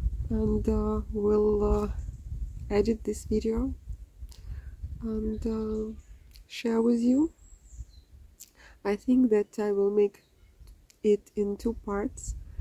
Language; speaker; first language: English; non-native, fluent; Russian